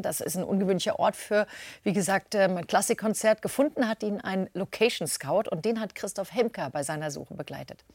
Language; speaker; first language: German; native; German